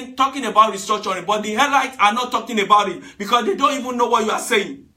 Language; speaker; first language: English; non-native, local second language; Yoruba